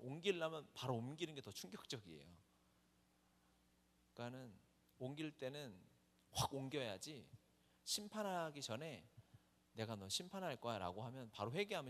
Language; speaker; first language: Korean; native; Korean